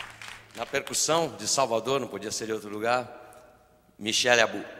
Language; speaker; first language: Portuguese; native; Portuguese